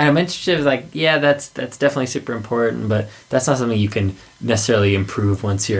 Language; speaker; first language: English; native; English